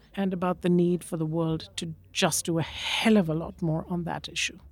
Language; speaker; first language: English; non-native, local second language; Bangla